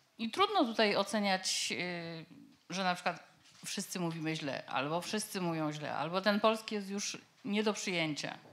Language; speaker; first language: Polish; native; Polish